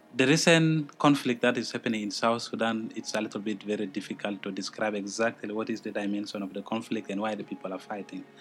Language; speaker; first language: English; non-native, fluent; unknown